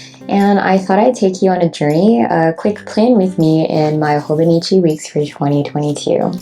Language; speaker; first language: English; native; English